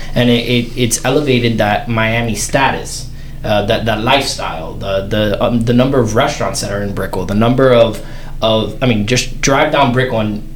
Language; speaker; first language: English; native; English